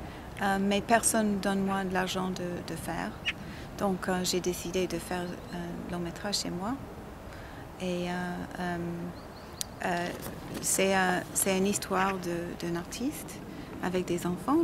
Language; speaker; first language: French; non-native, learner; English